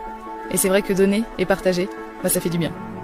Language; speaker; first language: French; native; French